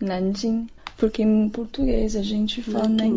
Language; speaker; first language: Portuguese; non-native, fluent; Chinese